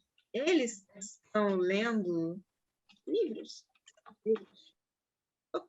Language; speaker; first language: Portuguese; non-native, fluent; German